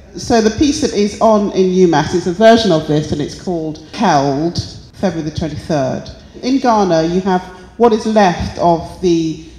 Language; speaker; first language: English; native; English